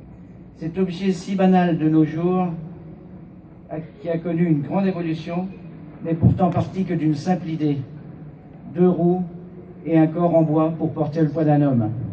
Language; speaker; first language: French; native; French